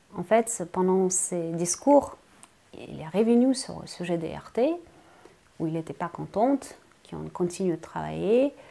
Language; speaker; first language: French; non-native, fluent; Russian